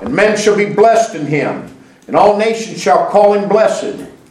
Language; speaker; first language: English; native; English